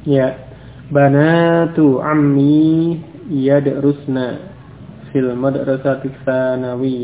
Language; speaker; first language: Arabic; non-native, fluent; Indonesian